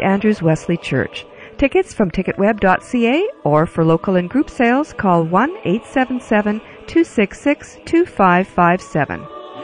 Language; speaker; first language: English; early bilingual, other home language; Ukrainian